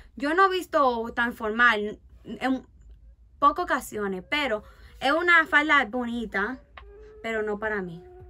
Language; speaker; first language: Spanish; early bilingual, heritage; Spanish